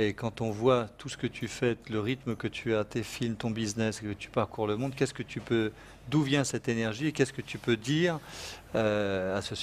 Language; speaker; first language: French; native; French